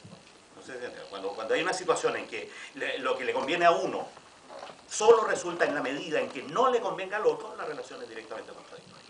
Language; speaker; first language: Spanish; native; Spanish